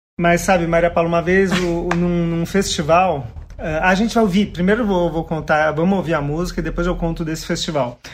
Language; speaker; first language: Portuguese; native; Portuguese